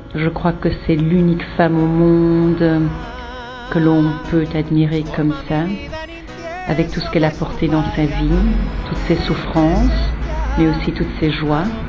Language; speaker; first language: French; native; French